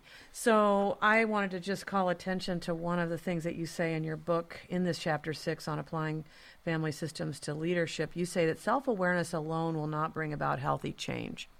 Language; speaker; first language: English; native; English